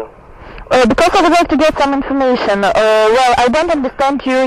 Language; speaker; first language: English; non-native, learner; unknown